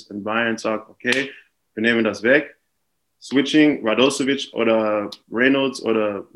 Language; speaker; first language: German; non-native, fluent; English